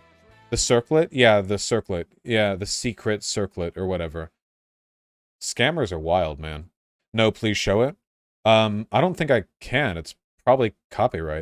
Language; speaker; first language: English; native; English